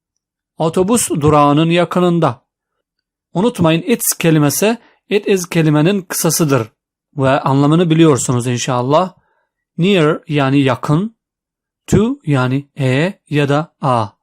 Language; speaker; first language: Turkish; non-native, fluent; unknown